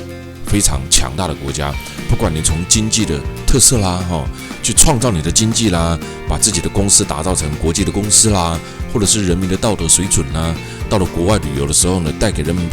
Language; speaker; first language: Chinese; native; Chinese